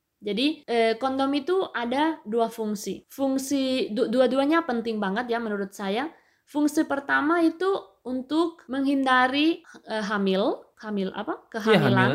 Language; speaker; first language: Indonesian; non-native, fluent; Spanish